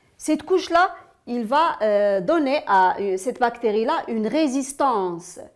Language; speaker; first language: French; non-native, local second language; Arabic